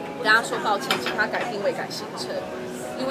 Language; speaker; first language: Chinese; native; Chinese